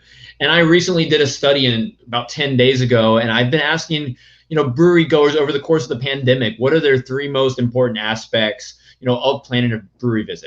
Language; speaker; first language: English; native; English